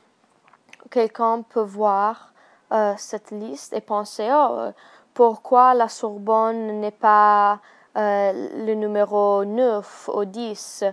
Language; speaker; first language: French; non-native, learner; Italian